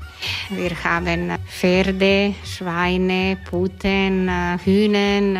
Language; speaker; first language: German; non-native, learner; Croatian